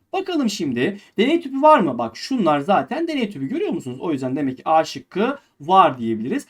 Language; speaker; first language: Turkish; native; Turkish